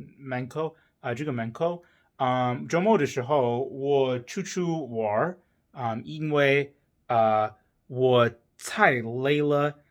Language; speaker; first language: Chinese; non-native, learner; English